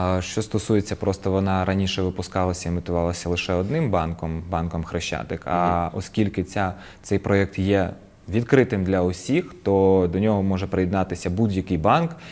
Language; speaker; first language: Ukrainian; non-native, local second language; Russian